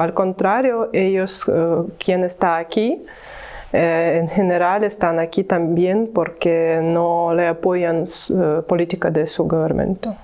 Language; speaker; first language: Spanish; non-native, learner; Ukrainian